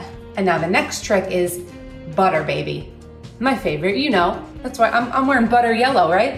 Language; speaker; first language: English; native; English